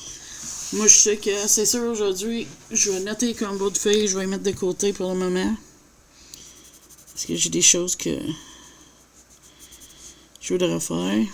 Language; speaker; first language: French; native; French